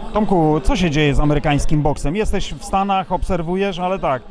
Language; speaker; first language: Polish; native; Polish